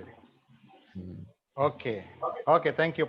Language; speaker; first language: English; non-native, fluent; Indonesian